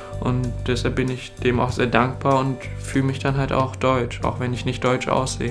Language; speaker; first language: German; early bilingual, other home language; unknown